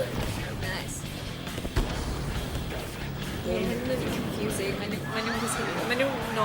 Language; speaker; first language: Welsh; non-native, local second language; English